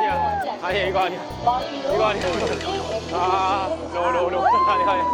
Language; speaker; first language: Korean; non-native, fluent; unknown